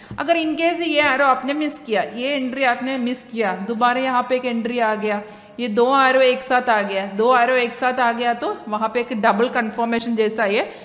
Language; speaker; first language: Hindi; non-native, local second language; Malayalam